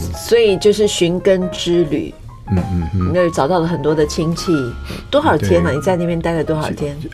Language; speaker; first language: Chinese; native; Chinese